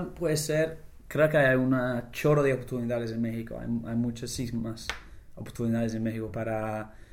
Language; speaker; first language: Spanish; non-native, fluent; English